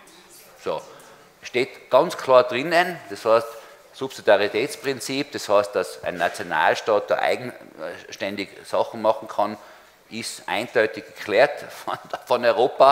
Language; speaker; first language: German; native; German